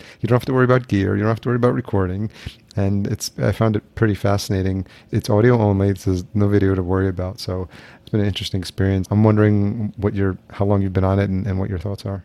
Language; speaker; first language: English; early bilingual, other home language; Spanish